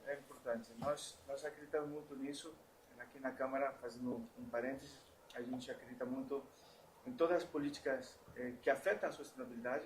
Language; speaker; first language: Portuguese; non-native, fluent; Spanish